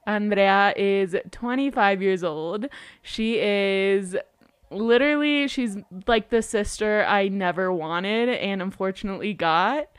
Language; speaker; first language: English; early bilingual, other home language; Spanish